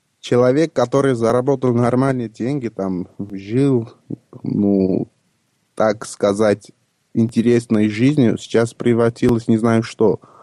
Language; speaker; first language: Russian; non-native, local second language; Armenian